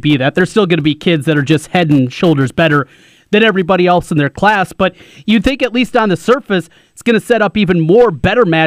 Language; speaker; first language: English; native; English